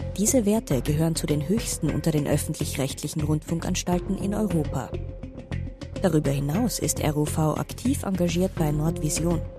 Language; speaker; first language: German; native; German